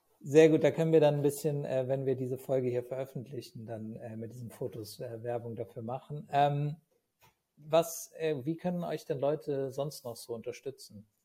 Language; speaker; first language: German; native; German